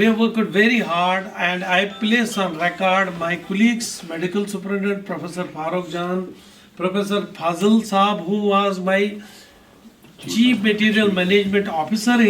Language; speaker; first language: English; non-native, local second language; Kashmiri